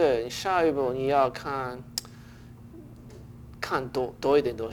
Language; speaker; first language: Chinese; early bilingual, heritage; English